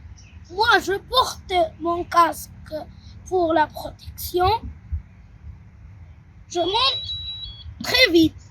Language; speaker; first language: French; native; French